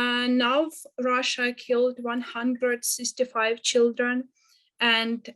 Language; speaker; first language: English; non-native, fluent; Ukrainian